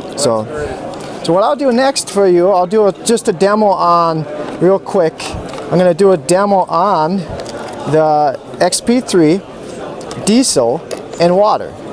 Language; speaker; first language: English; native; English